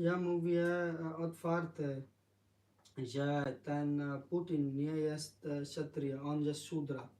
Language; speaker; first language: Polish; non-native, learner; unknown